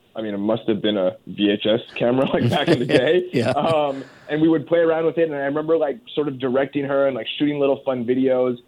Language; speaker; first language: English; native; English